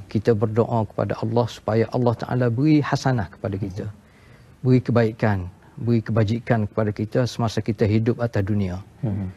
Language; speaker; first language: Malay; native; Malay